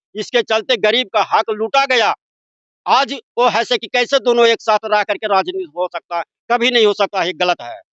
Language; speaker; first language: Hindi; native; Hindi